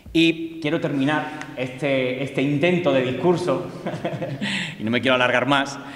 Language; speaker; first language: Spanish; native; Spanish